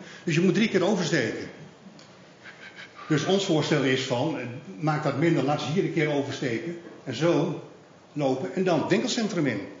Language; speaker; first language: Dutch; native; Dutch